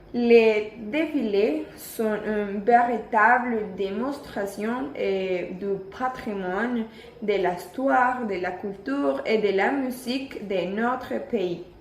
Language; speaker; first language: French; non-native, learner; Spanish